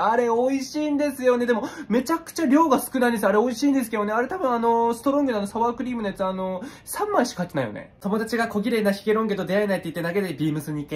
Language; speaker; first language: Japanese; native; Japanese